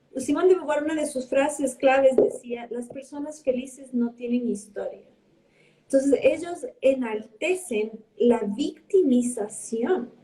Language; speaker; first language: Spanish; early bilingual, heritage; Spanish